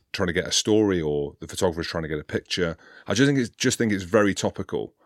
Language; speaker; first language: English; native; English